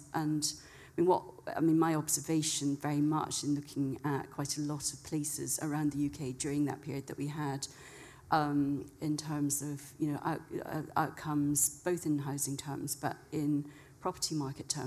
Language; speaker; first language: English; native; English